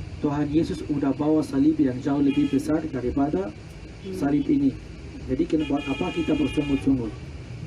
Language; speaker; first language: Indonesian; non-native, fluent; Arabic